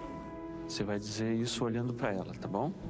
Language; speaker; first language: Portuguese; native; Portuguese